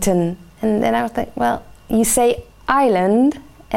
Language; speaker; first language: English; non-native, fluent; Dutch